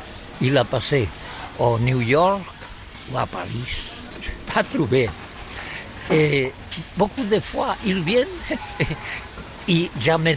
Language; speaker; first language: French; non-native, learner; Catalan